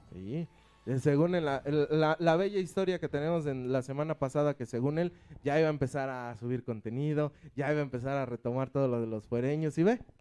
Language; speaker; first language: Spanish; native; Spanish